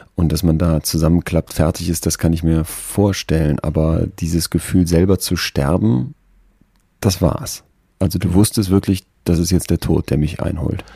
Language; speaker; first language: German; native; German